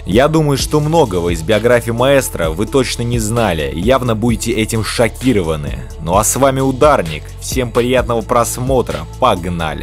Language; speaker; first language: Russian; native; Russian